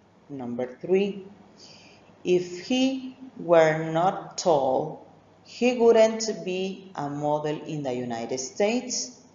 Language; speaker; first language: English; non-native, fluent; Spanish